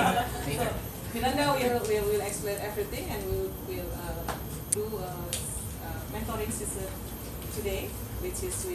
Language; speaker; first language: English; non-native, learner; Indonesian